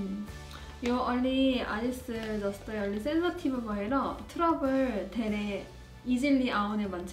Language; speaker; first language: Nepali; non-native, fluent; Korean